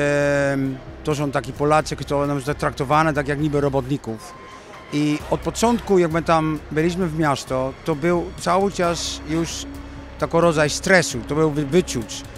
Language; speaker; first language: Polish; non-native, learner; Dutch